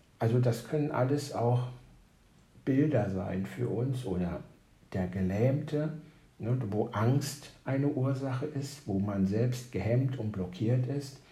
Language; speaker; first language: German; native; German